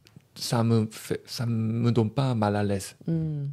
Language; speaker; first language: French; non-native, learner; Korean